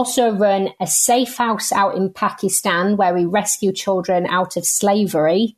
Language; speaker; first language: English; native; English